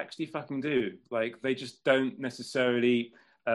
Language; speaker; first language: English; native; English